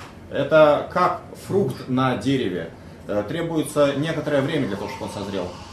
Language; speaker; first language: Russian; native; Russian